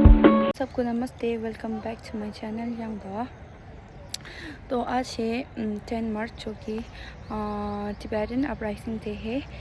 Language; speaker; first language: Hindi; non-native, local second language; Tibetan